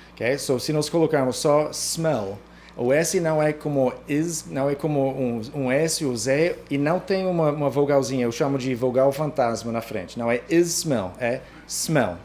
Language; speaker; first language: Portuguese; non-native, fluent; English